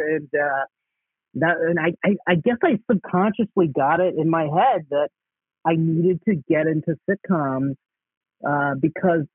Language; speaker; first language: English; native; English